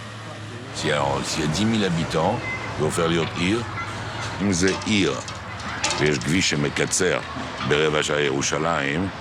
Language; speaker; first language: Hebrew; non-native, fluent; French